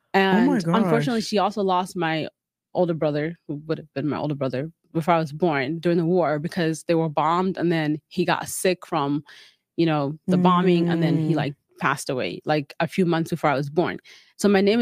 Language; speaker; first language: English; early bilingual, other home language; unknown